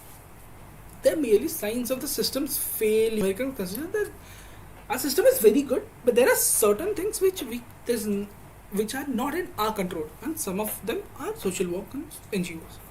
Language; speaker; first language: English; non-native, local second language; Hindi